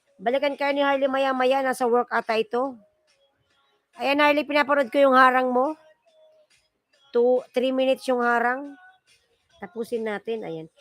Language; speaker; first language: Filipino; non-native, local second language; Bikol